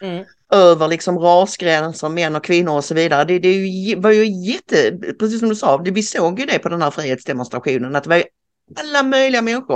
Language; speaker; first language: Swedish; native; Swedish